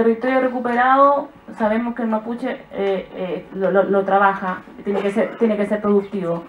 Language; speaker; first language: Spanish; native; Spanish